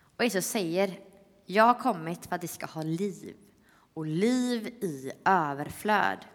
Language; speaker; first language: Swedish; native; Swedish